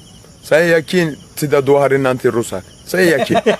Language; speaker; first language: Indonesian; non-native, learner; Turkish